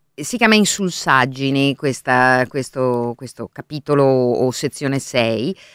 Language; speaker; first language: Italian; native; Italian